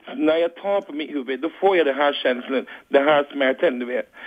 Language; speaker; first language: Swedish; non-native, fluent; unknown